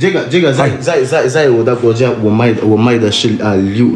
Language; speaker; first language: Chinese; non-native, learner; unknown